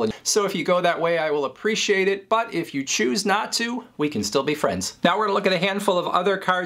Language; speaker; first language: English; native; English